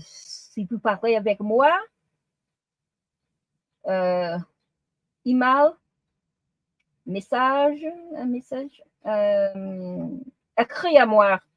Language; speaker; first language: French; non-native, learner; English